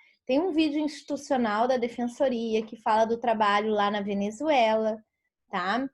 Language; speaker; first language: Portuguese; native; Portuguese